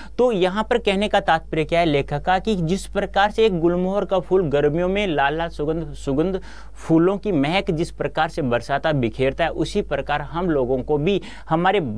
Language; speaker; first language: Hindi; native; Hindi